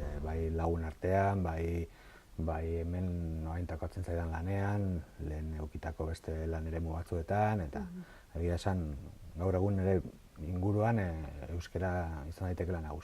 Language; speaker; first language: Basque; non-native, local second language; Spanish